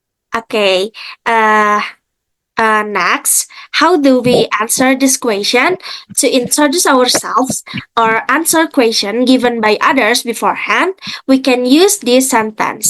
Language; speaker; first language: English; non-native, fluent; Indonesian